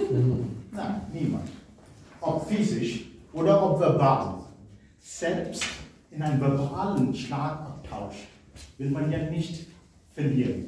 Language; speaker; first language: German; non-native, fluent; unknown